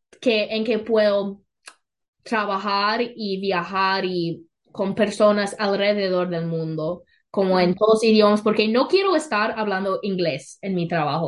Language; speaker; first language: Spanish; non-native, learner; English